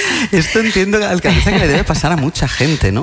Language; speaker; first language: Spanish; native; Spanish